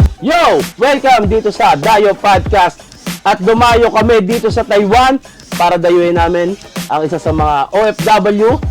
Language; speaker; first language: Filipino; native; Filipino